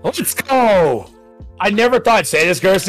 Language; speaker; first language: English; native; English